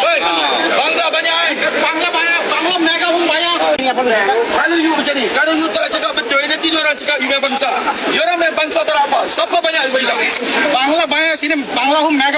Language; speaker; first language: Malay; non-native, learner; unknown